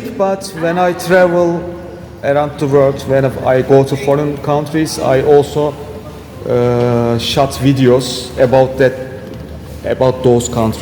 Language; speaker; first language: English; non-native, learner; Turkish